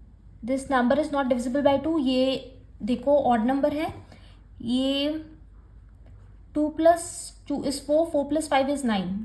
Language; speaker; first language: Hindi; native; Hindi